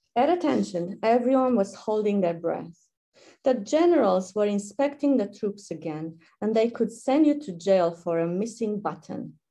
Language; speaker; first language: English; non-native, fluent; Romanian